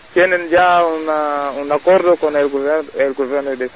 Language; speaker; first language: Spanish; non-native, learner; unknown